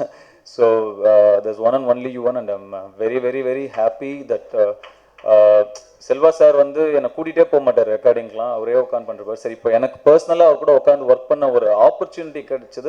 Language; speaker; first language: Tamil; native; Tamil